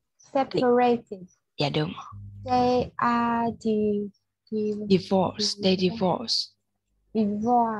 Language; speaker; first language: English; non-native, learner; Vietnamese